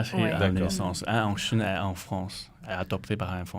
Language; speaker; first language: French; non-native, learner; Chinese